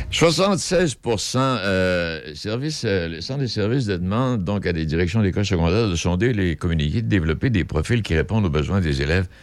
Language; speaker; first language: French; native; French